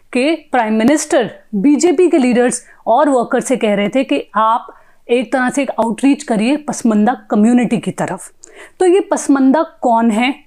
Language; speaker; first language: Hindi; native; Hindi